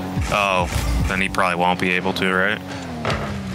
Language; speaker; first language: English; early bilingual, other home language; French